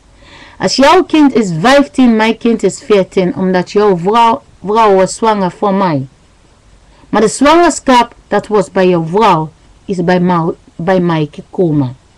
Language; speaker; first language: Dutch; non-native, learner; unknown